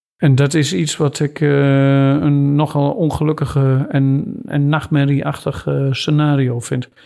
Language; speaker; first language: Dutch; native; Dutch